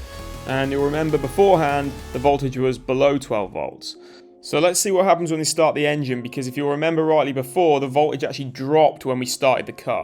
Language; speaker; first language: English; native; English